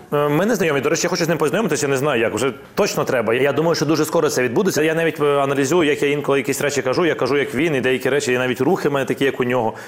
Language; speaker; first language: Ukrainian; non-native, local second language; Russian